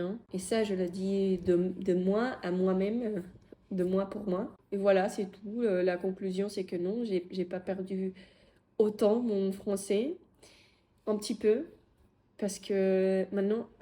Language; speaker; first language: French; non-native, fluent; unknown